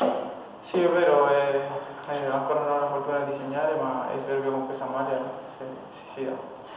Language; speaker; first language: Italian; non-native, fluent; Spanish